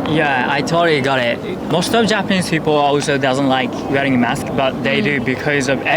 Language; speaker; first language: English; non-native, learner; Japanese